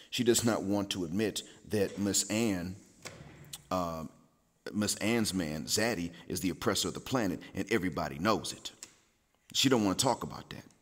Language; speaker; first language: English; native; English